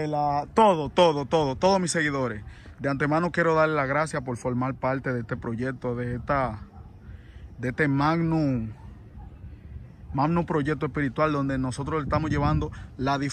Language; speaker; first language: Spanish; native; Spanish